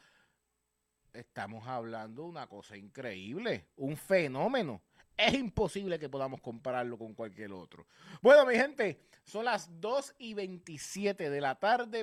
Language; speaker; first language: Spanish; native; Spanish